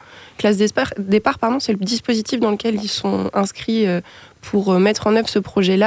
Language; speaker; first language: French; native; French